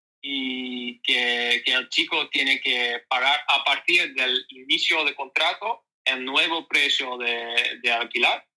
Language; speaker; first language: Spanish; non-native, learner; Dutch